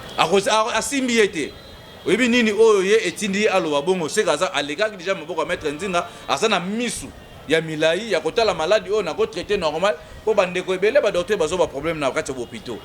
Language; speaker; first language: Lingala; non-native, local second language; Kongo